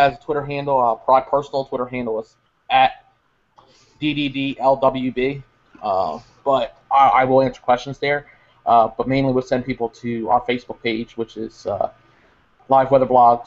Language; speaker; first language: English; native; English